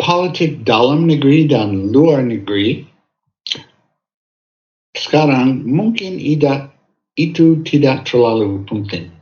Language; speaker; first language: Indonesian; non-native, fluent; English